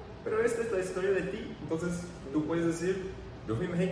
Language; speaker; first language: Spanish; non-native, fluent; English